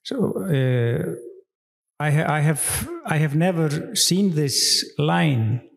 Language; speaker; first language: English; non-native, fluent; Icelandic